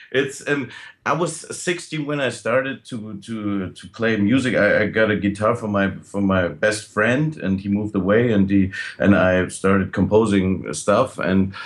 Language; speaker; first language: English; non-native, fluent; German